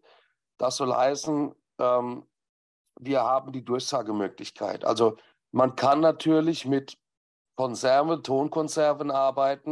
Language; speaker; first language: German; native; German